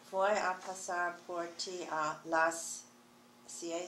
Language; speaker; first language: Spanish; non-native, learner; English